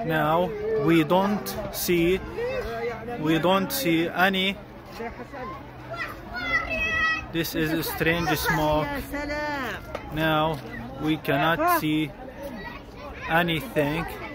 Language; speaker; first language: English; non-native, learner; Arabic